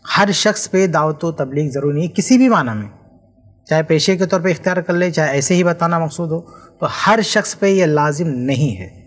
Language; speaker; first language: Hindi; native; Hindi